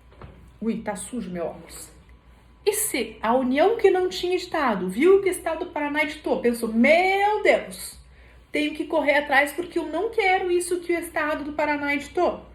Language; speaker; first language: Portuguese; native; Portuguese